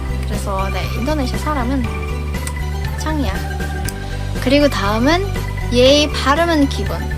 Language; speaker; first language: Korean; non-native, fluent; Indonesian